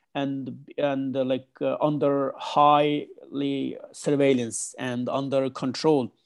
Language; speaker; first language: English; non-native, learner; Chinese